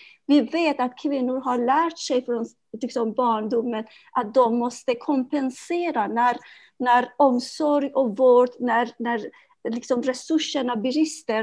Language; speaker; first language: Swedish; non-native, fluent; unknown